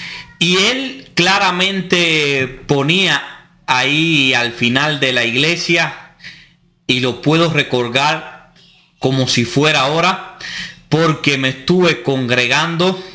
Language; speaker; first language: Spanish; native; Spanish